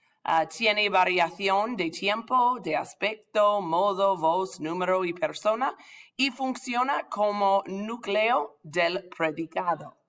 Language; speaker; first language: Spanish; non-native, fluent; English